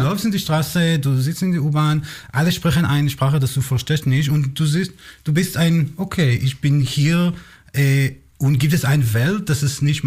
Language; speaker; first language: German; non-native, learner; Hebrew